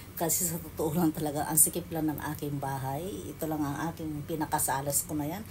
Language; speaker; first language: Filipino; native; Filipino